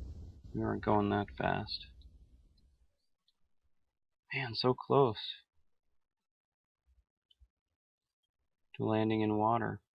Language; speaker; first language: English; native; English